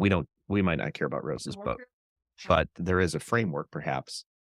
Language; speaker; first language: English; native; English